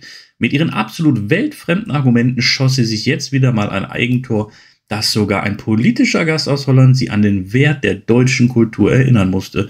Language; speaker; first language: German; native; German